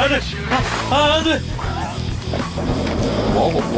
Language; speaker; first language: Korean; native; Korean